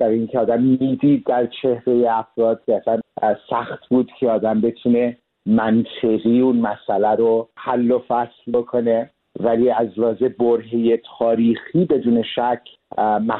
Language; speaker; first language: Persian; early bilingual, heritage; Persian